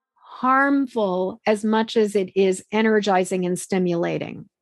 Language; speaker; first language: English; native; English